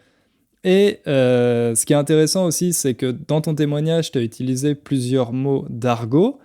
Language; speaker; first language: French; native; French